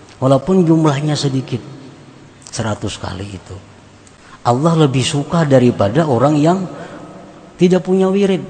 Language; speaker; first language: Indonesian; non-native, local second language; Banjar